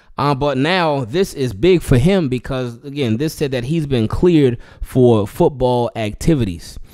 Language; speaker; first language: English; native; English